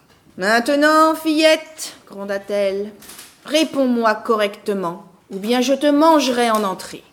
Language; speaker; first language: French; native; French